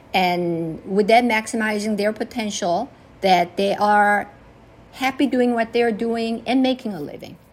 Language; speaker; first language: English; early bilingual, other home language; Korean